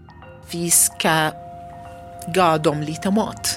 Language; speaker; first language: Swedish; non-native, learner; Arabic